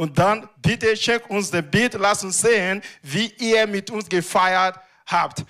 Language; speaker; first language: German; non-native, learner; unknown